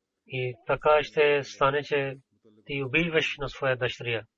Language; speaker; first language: Bulgarian; non-native, learner; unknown